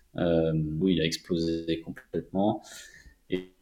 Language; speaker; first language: French; native; French